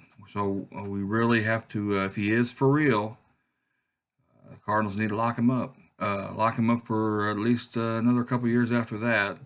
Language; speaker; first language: English; native; English